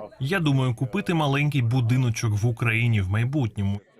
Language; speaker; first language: Ukrainian; non-native, learner; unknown